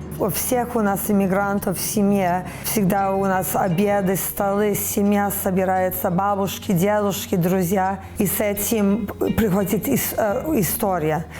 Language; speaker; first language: Russian; early bilingual, heritage; Russian